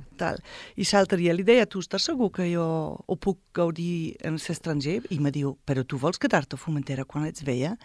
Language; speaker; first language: Catalan; non-native, fluent; German